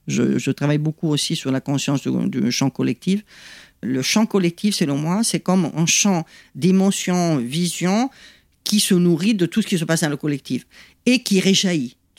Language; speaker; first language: French; non-native, fluent; Italian